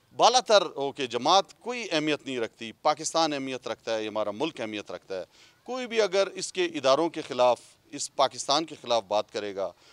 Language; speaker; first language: Urdu; non-native, local second language; Pashto